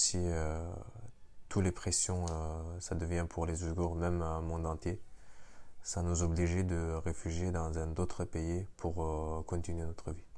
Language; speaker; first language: French; non-native, fluent; Uyghur